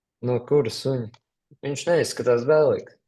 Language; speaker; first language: Latvian; native; Latvian